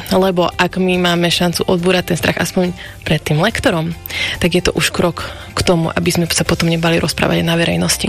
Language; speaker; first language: Slovak; non-native, local second language; Hungarian